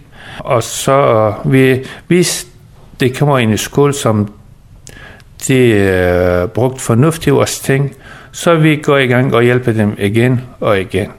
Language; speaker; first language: Danish; early bilingual, other home language; Persian